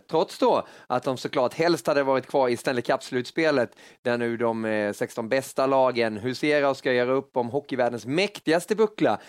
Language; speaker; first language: Swedish; native; Swedish